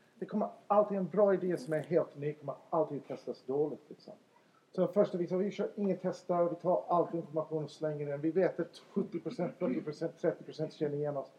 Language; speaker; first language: Swedish; non-native, fluent; English